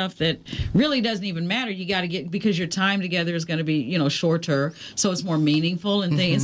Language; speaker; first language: English; native; English